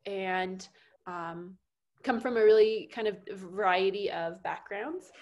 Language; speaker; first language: English; native; English